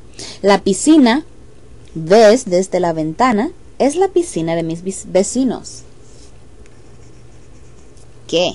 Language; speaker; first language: Spanish; non-native, fluent; English